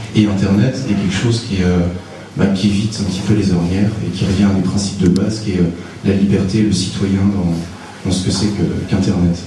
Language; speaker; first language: French; native; French